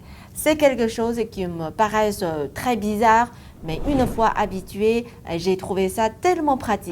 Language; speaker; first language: French; non-native, fluent; Chinese